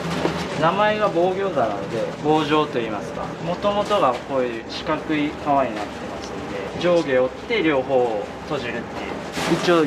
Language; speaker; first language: Japanese; native; Japanese